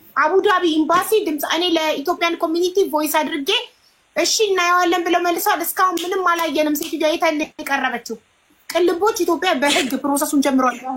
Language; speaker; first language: Amharic; native; Amharic